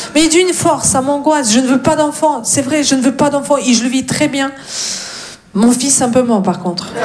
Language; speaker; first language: French; non-native, fluent; Russian